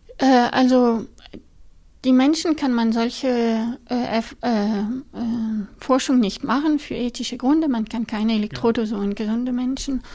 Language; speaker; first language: German; non-native, local second language; French